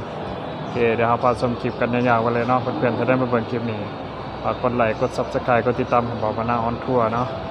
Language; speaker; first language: Thai; non-native, local second language; Northeastern Thai